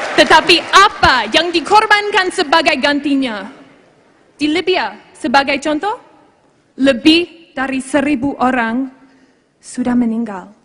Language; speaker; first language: Malay; non-native, fluent; English